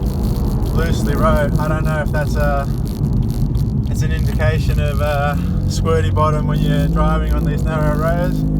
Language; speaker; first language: English; native; English